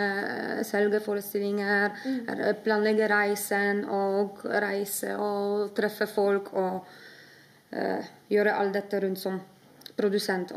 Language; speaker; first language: Norwegian; non-native, fluent; Polish